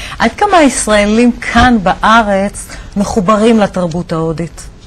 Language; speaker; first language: Hebrew; native; Hebrew